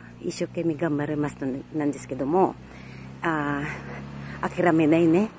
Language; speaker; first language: Japanese; non-native, learner; Filipino